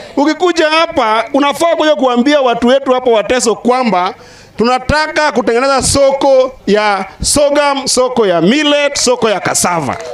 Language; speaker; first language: Swahili; non-native, local second language; Luo (Kenya and Tanzania)